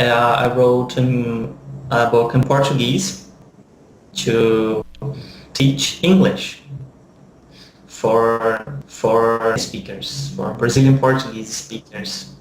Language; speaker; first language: English; non-native, fluent; Portuguese